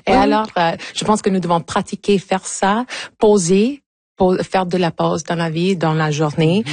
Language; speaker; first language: French; non-native, local second language; English